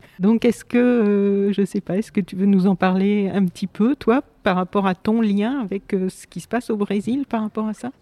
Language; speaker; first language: French; native; French